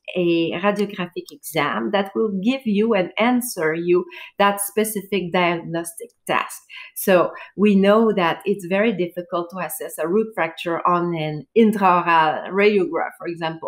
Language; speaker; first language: English; non-native, fluent; French